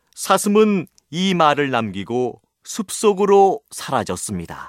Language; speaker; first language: Korean; native; Korean